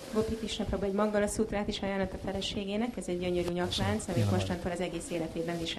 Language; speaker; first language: Hungarian; native; Hungarian